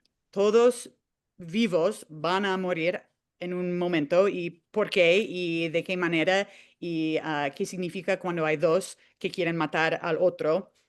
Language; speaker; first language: Spanish; non-native, fluent; English